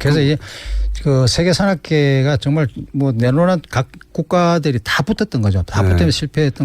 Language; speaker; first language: Korean; native; Korean